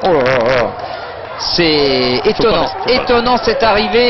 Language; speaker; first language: French; native; French